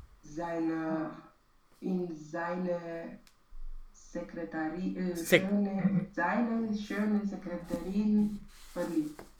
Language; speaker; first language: German; non-native, learner; Romanian